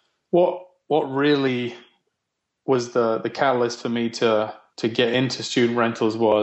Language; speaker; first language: English; native; English